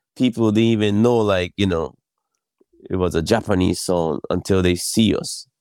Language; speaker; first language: English; non-native, fluent; Japanese